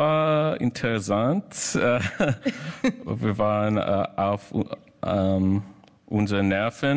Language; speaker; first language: German; non-native, learner; English